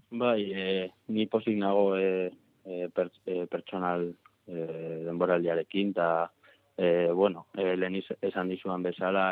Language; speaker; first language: Basque; non-native, local second language; Spanish